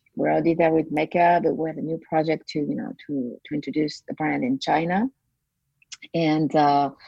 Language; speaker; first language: English; non-native, fluent; French